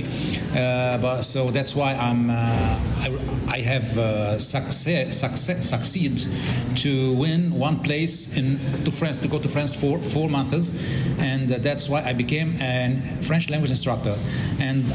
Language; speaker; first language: English; non-native, learner; Arabic